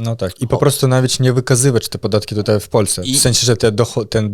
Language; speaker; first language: Polish; non-native, fluent; Russian